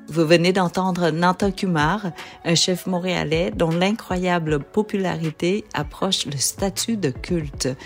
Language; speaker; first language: French; early bilingual, other home language; Vietnamese